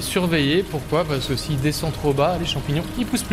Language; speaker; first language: French; native; French